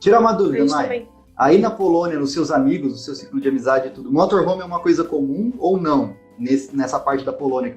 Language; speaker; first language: Portuguese; native; Portuguese